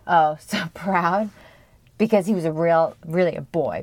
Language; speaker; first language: English; early bilingual, other home language; Korean